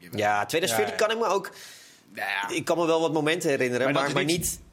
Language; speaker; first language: Dutch; native; Dutch